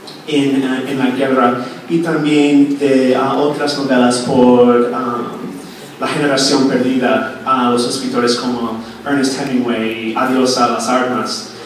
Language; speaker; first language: Spanish; non-native, fluent; English